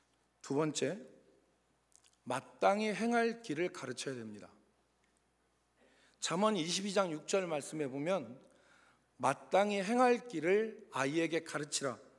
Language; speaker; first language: Korean; native; Korean